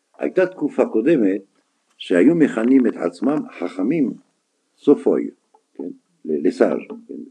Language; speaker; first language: Hebrew; non-native, fluent; French